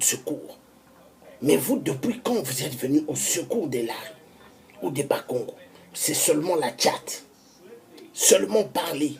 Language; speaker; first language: French; non-native, local second language; Kongo